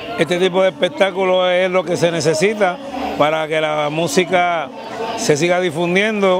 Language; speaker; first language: Spanish; native; Spanish